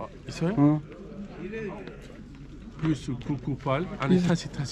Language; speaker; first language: Korean; non-native, learner; Uzbek